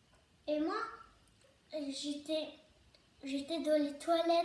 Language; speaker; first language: French; early bilingual, other home language; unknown